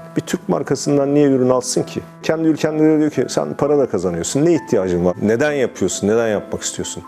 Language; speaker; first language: Turkish; native; Turkish